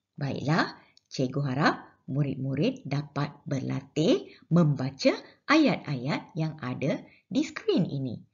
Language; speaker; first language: Malay; non-native, local second language; Tamil